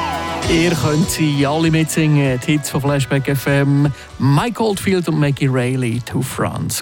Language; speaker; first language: German; native; German